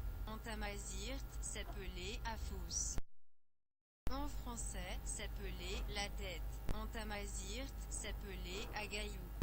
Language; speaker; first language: French; non-native, learner; Berber languages